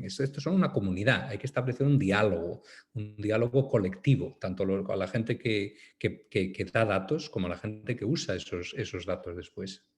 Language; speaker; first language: Spanish; native; Spanish